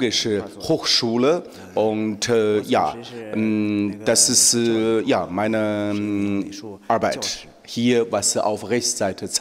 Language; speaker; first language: German; non-native, learner; Chinese